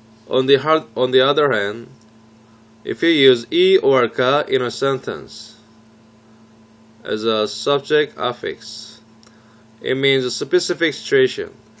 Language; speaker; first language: English; non-native, fluent; Korean